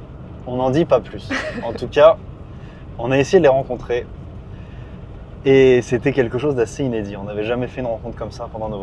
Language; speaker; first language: French; native; French